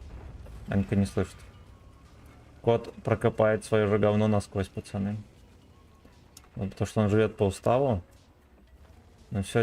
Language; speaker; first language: Russian; native; Russian